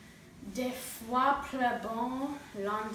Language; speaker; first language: French; non-native, learner; English